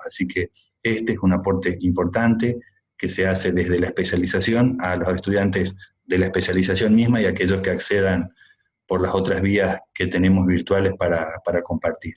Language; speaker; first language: Spanish; native; Spanish